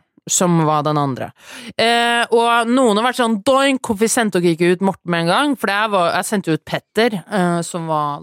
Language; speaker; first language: Norwegian; native; Norwegian